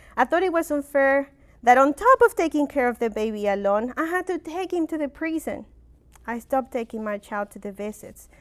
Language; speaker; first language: English; non-native, fluent; Spanish